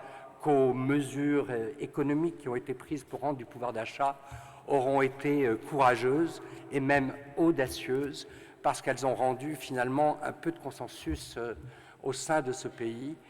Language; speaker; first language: French; native; French